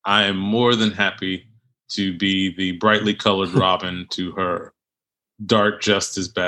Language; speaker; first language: English; native; English